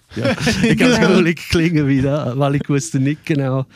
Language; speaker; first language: German; non-native, fluent; English